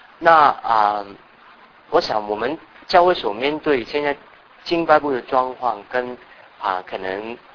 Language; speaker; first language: Chinese; non-native, local second language; Cantonese